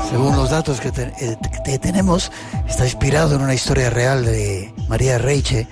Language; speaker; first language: Spanish; native; Spanish